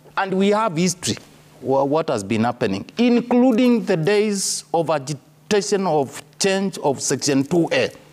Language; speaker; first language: English; non-native, local second language; Kamba